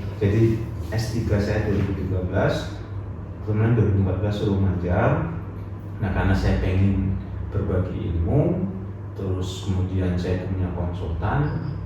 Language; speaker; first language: Indonesian; non-native, local second language; Javanese